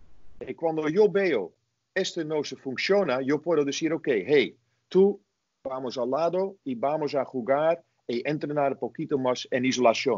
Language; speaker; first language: Spanish; non-native, fluent; Dutch